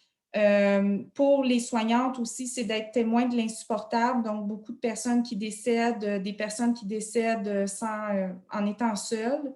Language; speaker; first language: French; native; French